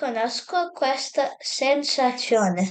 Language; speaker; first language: Italian; non-native, learner; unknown